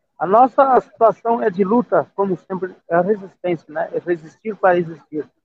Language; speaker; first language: Portuguese; non-native, local second language; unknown